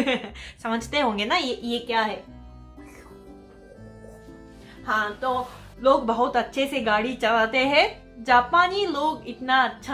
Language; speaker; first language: Hindi; non-native, fluent; Japanese